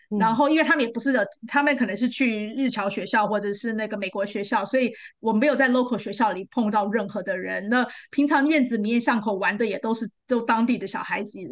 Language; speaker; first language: Chinese; native; Chinese